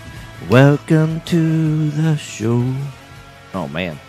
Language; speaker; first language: English; native; English